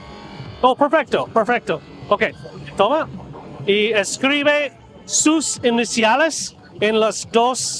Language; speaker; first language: Spanish; non-native, learner; English